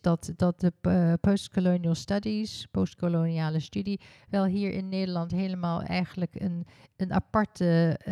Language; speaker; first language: Dutch; early bilingual, heritage; Dutch